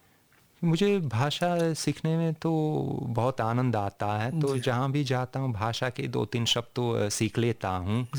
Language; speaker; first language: Hindi; non-native, fluent; Hungarian